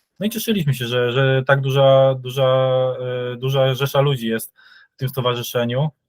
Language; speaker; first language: Polish; native; Polish